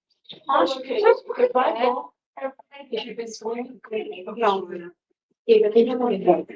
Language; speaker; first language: Portuguese; early bilingual, heritage; Portuguese